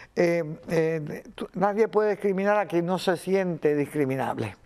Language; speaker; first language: Spanish; native; Spanish